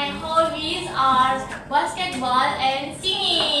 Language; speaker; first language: English; non-native, learner; Indonesian